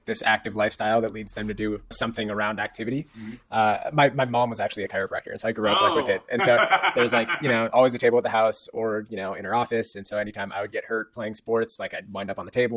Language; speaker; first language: English; native; English